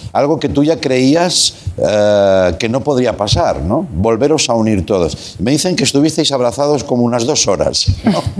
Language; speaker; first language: Spanish; non-native, local second language; Catalan